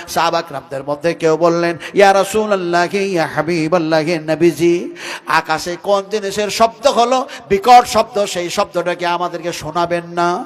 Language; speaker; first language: Bangla; non-native, local second language; Hindi